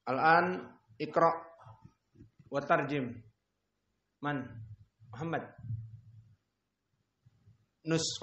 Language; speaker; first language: Arabic; non-native, fluent; Indonesian